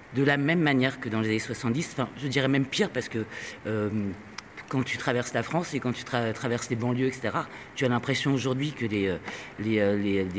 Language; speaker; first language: French; non-native, fluent; Spanish